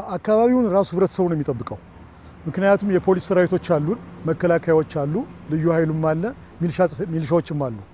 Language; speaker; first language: Amharic; native; Amharic